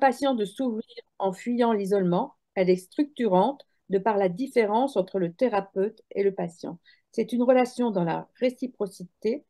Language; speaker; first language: French; native; French